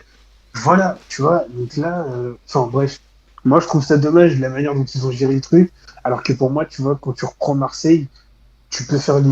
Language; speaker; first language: French; native; French